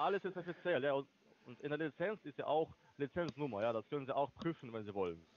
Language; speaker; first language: German; non-native, learner; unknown